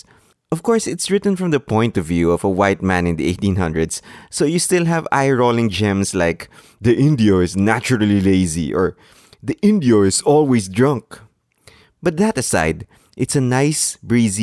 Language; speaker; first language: English; non-native, local second language; Filipino